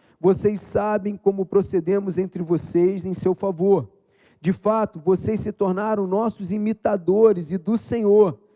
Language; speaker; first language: Portuguese; native; Portuguese